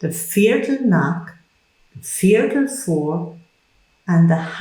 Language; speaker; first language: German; non-native, fluent; English